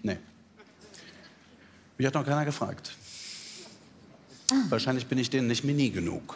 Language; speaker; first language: German; native; German